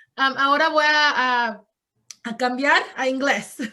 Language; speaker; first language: Spanish; early bilingual, heritage; Spanish